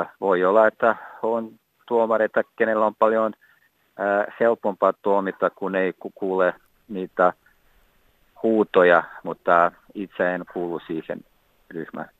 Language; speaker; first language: Finnish; non-native, fluent; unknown